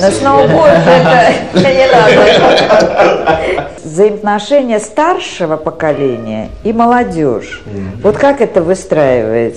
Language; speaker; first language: Russian; native; Russian